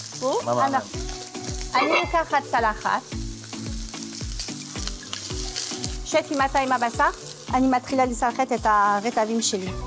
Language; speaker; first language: Hebrew; non-native, fluent; French